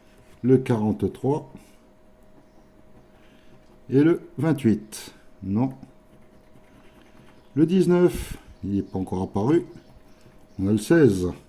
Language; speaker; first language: French; native; French